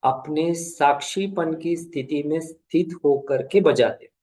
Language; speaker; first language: Hindi; non-native, local second language; Kannada